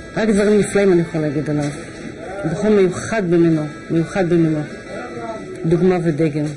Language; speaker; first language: Hebrew; native; Hebrew